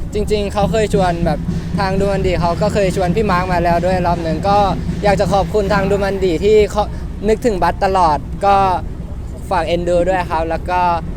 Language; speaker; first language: Thai; non-native, fluent; Korean